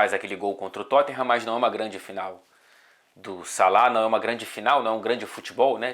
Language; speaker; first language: Portuguese; native; Portuguese